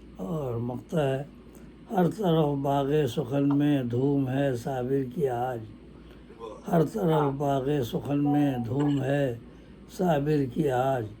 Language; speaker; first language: Urdu; native; Urdu